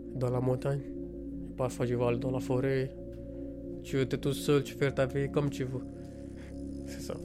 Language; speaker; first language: French; non-native, learner; Punjabi